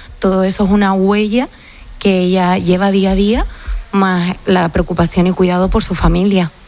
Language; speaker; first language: Spanish; native; Spanish